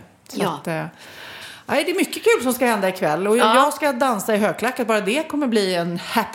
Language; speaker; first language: Swedish; native; Swedish